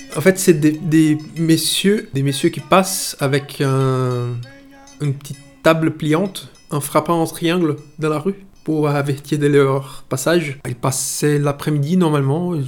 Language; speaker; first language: French; non-native, fluent; Portuguese